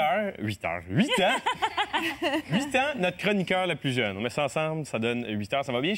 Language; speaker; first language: French; native; French